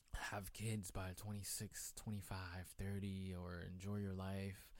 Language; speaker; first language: English; native; English